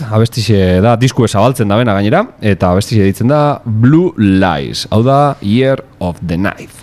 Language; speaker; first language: Basque; native; Basque